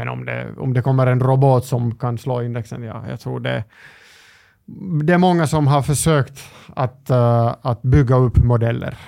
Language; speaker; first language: Swedish; non-native, local second language; Finnish